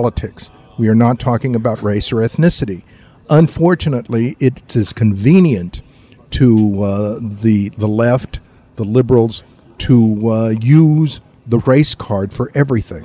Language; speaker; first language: English; native; English